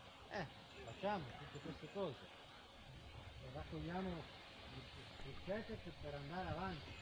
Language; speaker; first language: Italian; non-native, learner; Slovenian